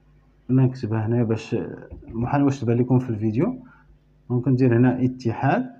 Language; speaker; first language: Arabic; native; Arabic